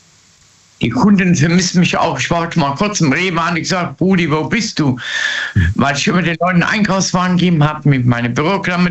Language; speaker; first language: German; native; German